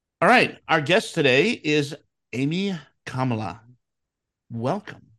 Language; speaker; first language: English; native; English